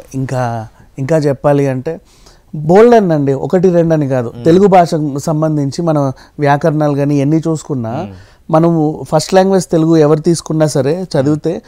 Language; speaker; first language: Telugu; native; Telugu